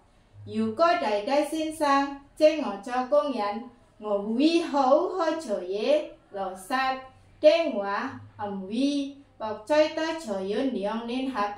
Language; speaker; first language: Cantonese; non-native, learner; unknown